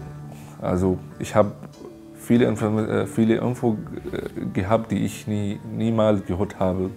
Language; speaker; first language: German; non-native, fluent; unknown